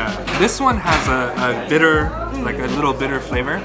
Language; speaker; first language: English; non-native, fluent; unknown